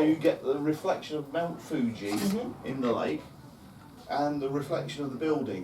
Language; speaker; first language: English; native; English